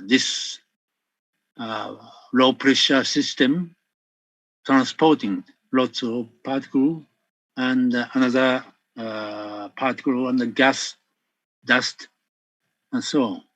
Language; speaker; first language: English; non-native, fluent; Japanese